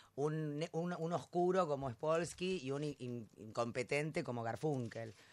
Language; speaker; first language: Spanish; native; Spanish